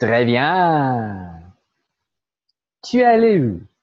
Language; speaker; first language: French; non-native, learner; Portuguese